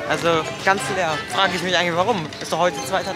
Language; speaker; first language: German; native; German